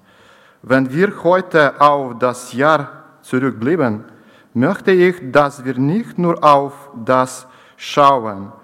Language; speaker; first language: German; non-native, learner; Ukrainian